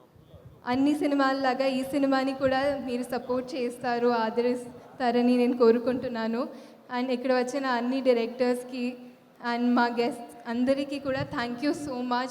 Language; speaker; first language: Telugu; non-native, local second language; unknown